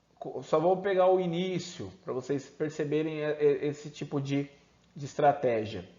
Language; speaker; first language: Portuguese; native; Portuguese